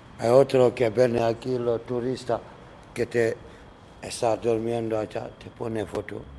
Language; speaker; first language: Spanish; non-native, learner; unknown